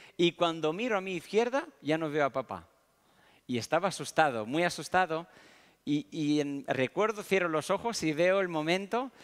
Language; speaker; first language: Spanish; early bilingual, other home language; Romanian